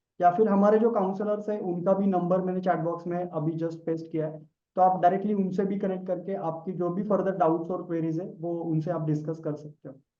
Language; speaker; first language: Hindi; non-native, local second language; Marathi